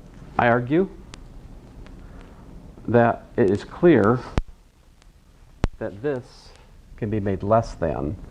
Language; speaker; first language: English; native; English